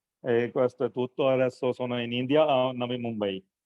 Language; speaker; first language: Italian; non-native, learner; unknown